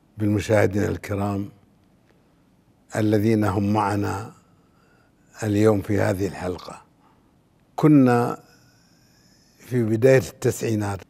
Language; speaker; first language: Arabic; native; Arabic